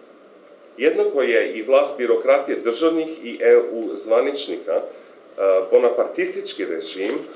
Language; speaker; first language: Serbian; non-native, fluent; English